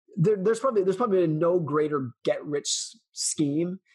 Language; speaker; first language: English; native; English